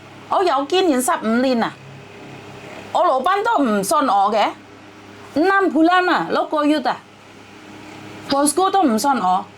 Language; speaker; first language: Cantonese; non-native, fluent; Indonesian